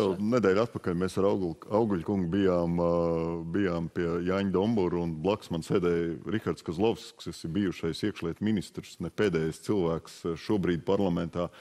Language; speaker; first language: Latvian; native; Latvian